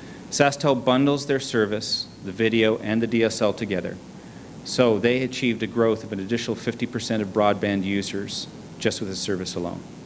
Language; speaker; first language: English; native; English